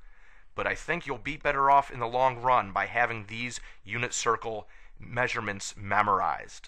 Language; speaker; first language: English; native; English